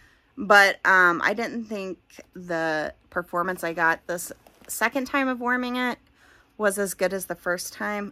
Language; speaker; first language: English; native; English